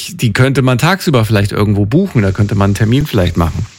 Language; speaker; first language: German; native; German